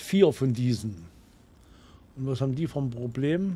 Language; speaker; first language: German; native; German